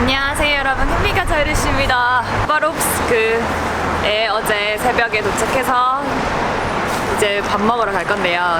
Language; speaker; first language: Korean; native; Korean